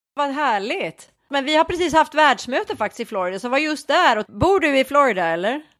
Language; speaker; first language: Swedish; native; Swedish